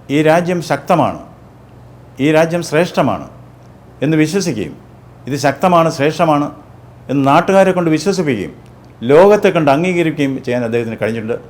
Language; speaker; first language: Malayalam; native; Malayalam